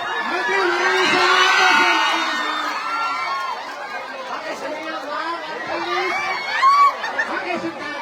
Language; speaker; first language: Filipino; non-native, local second language; Cebuano